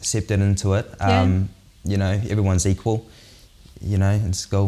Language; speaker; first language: English; native; English